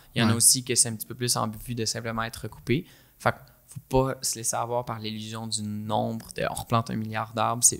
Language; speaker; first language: French; native; French